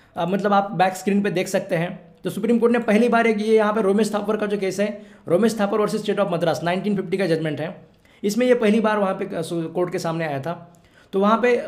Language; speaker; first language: Hindi; non-native, local second language; Marathi